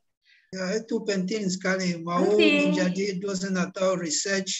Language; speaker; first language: Indonesian; non-native, learner; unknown